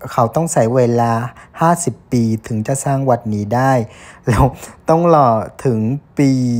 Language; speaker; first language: Thai; non-native, fluent; Vietnamese